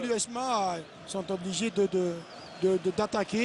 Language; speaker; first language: French; non-native, local second language; Arabic